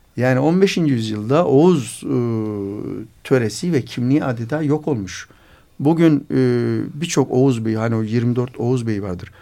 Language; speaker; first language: Turkish; native; Turkish